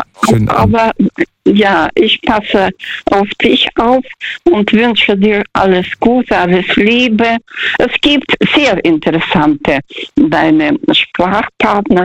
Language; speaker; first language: German; non-native, fluent; Russian